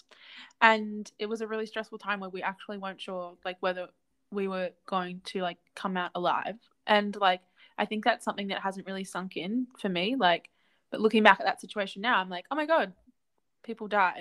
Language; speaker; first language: English; native; English